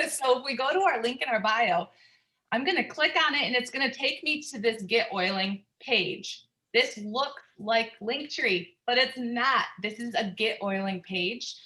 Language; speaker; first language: English; native; English